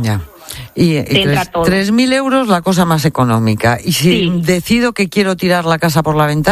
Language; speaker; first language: Spanish; native; Spanish